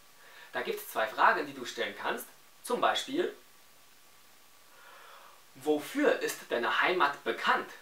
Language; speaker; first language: German; non-native, fluent; Chinese